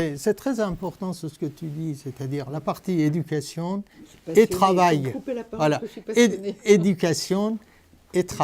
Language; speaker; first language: French; non-native, fluent; Persian